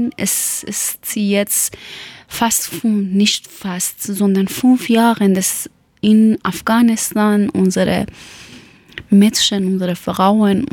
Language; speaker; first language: German; non-native, learner; Persian